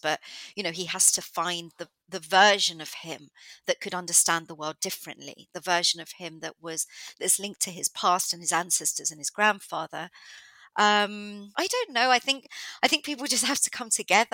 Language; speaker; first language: English; non-native, local second language; Greek